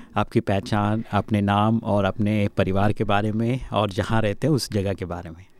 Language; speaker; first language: Hindi; native; Hindi